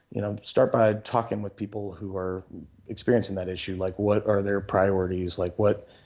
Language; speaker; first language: English; native; English